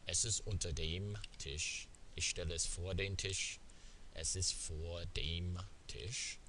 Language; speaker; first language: German; non-native, fluent; English